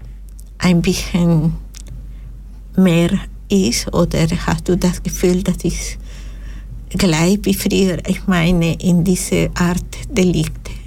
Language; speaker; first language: German; non-native, fluent; Spanish